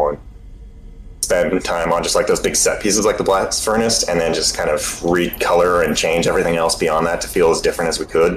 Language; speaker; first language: English; native; English